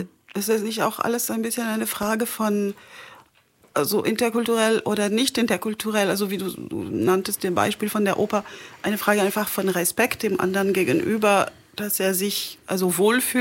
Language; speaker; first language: German; non-native, fluent; French